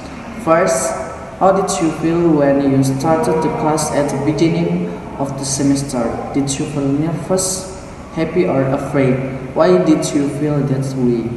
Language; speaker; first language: English; non-native, learner; Indonesian